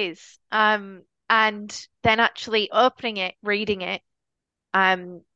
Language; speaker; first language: English; native; English